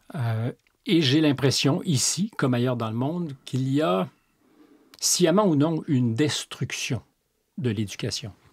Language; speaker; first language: French; native; French